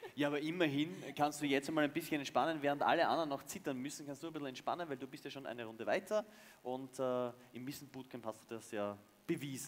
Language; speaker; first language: German; native; German